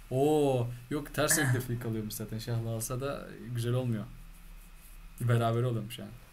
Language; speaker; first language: Turkish; native; Turkish